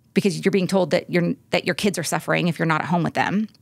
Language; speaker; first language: English; native; English